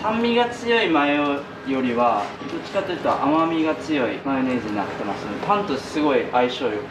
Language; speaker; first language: Japanese; native; Japanese